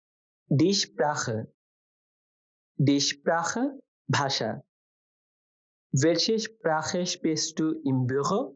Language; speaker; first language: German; non-native, fluent; Bangla